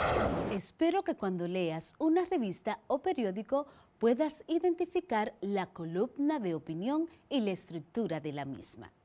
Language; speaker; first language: Spanish; native; Spanish